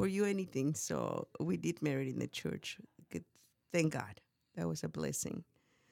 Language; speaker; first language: English; non-native, fluent; Spanish